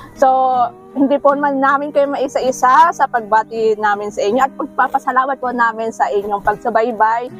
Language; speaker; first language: Filipino; native; Filipino